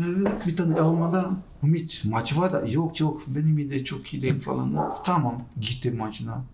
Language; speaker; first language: Turkish; non-native, learner; Portuguese